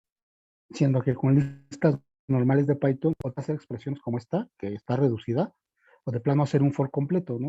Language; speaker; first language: Spanish; native; Spanish